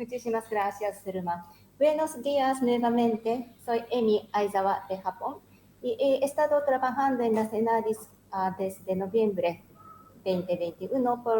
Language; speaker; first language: Spanish; non-native, learner; Japanese